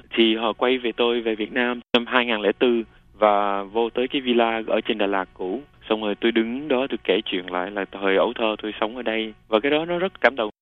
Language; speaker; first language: Vietnamese; native; Vietnamese